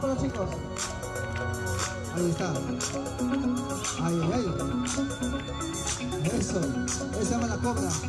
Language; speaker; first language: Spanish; non-native, learner; Korean